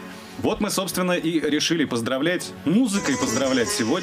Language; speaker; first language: Russian; native; Russian